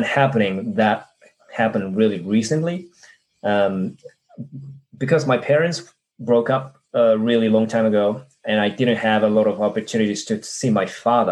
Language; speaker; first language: English; non-native, fluent; Japanese